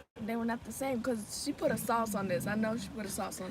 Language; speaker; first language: English; native; English